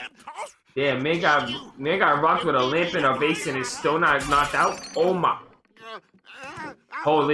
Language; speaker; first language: English; native; English